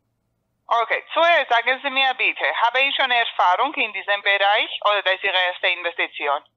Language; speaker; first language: German; non-native, learner; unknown